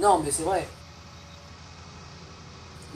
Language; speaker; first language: French; native; French